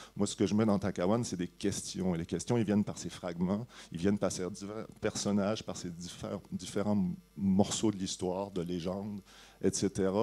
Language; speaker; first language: French; native; French